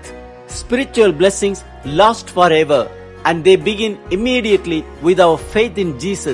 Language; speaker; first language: English; non-native, local second language; Tamil